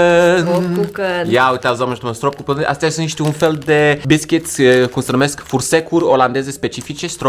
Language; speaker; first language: Romanian; native; Romanian